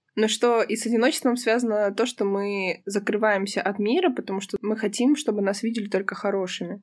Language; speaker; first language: Russian; native; Russian